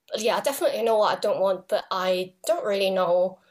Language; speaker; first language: English; non-native, local second language; Cantonese